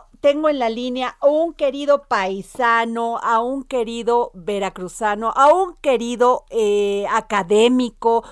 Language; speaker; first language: Spanish; native; Spanish